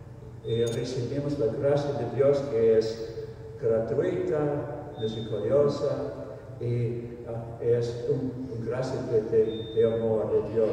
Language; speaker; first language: Spanish; non-native, fluent; English